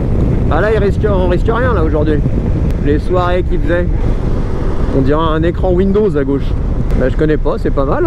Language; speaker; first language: French; native; French